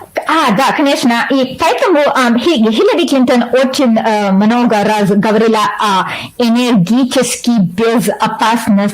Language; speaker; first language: Russian; non-native, learner; English